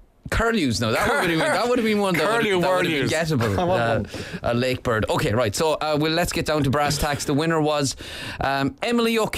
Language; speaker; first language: English; native; English